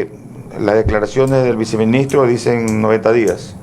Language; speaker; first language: Spanish; native; Spanish